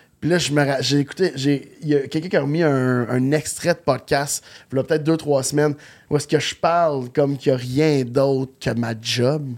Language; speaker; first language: French; native; French